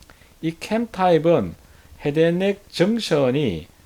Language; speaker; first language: Korean; native; Korean